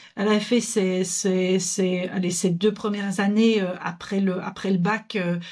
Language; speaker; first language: French; native; French